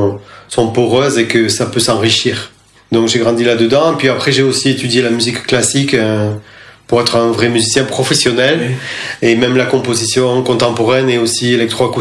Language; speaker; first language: French; native; French